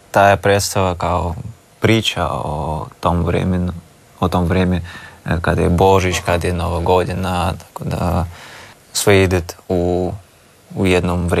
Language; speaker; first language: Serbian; non-native, learner; Russian